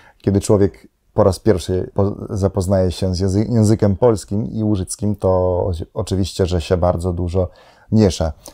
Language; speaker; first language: Polish; non-native, fluent; Slovenian